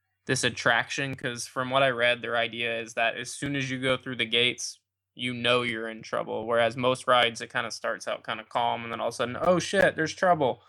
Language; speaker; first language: English; native; English